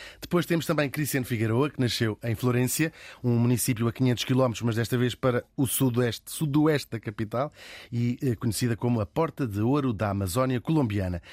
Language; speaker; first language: Portuguese; native; Portuguese